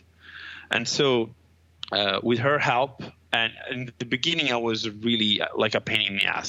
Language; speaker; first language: English; non-native, fluent; Italian